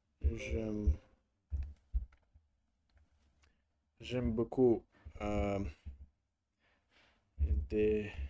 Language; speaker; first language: French; non-native, learner; Russian